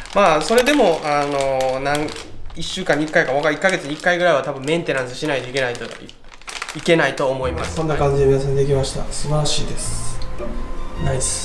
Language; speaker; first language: Japanese; native; Japanese